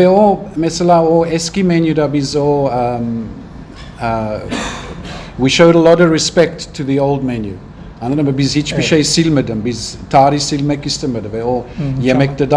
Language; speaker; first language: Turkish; non-native, learner; Russian